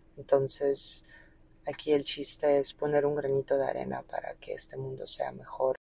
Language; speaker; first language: Spanish; early bilingual, other home language; Ukrainian